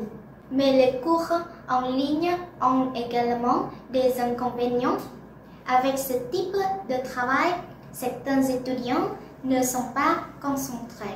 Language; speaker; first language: French; non-native, learner; Vietnamese